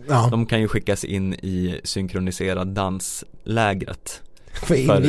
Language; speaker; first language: Swedish; native; Swedish